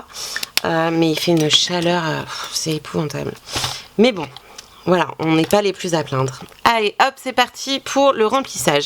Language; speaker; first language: French; native; French